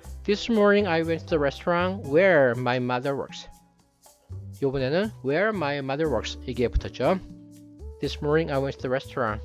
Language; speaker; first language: English; non-native, fluent; Korean